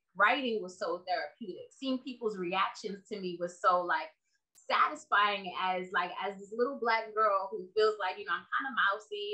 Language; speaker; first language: English; native; English